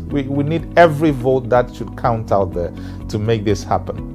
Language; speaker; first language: English; non-native, local second language; Ewe